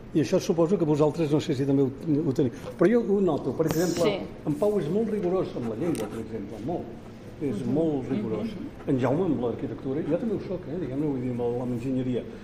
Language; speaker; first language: Catalan; native; Catalan